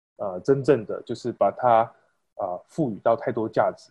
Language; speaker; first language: Chinese; native; Chinese